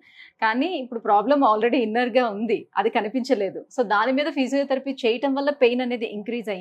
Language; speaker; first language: Telugu; native; Telugu